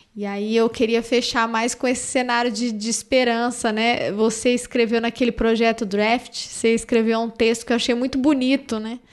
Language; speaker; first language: Portuguese; native; Portuguese